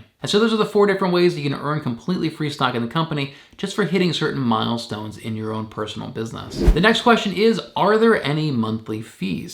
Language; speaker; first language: English; native; English